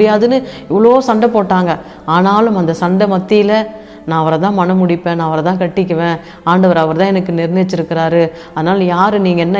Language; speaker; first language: Tamil; native; Tamil